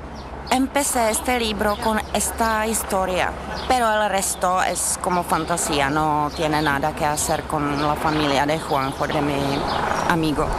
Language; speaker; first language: Spanish; non-native, fluent; Czech